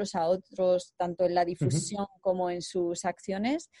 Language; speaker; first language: Spanish; native; Spanish